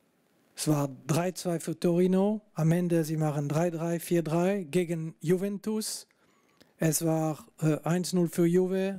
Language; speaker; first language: German; non-native, local second language; French